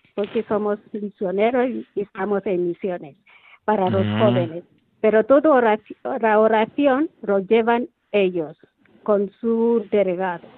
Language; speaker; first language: Spanish; non-native, learner; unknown